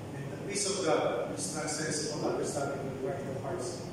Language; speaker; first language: English; non-native, local second language; Filipino